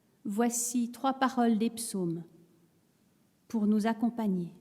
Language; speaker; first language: French; native; French